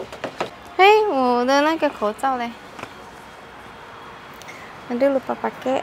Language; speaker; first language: Chinese; non-native, fluent; Indonesian